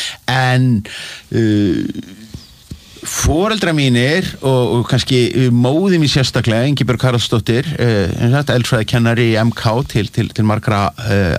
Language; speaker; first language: Icelandic; native; Icelandic